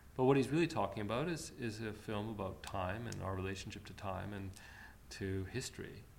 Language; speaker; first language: English; early bilingual, other home language; Armenian